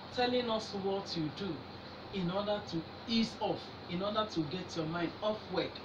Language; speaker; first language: English; non-native, local second language; Igbo